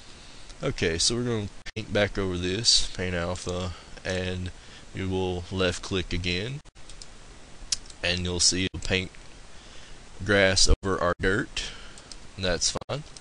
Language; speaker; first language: English; native; English